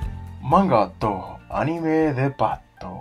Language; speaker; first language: Japanese; non-native, learner; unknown